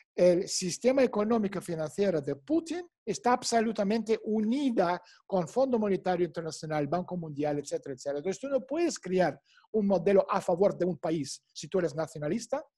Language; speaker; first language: Spanish; non-native, fluent; Russian